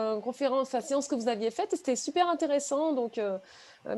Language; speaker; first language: French; native; French